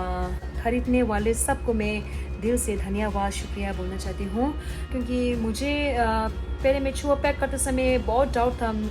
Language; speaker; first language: Hindi; non-native, local second language; Tibetan